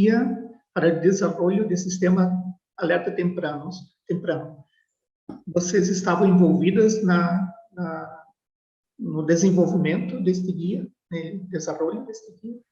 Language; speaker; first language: Portuguese; non-native, fluent; Spanish